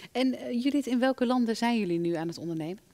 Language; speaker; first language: Dutch; native; Dutch